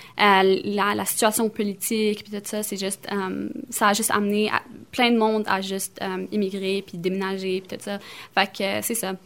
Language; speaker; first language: French; early bilingual, other home language; Arabic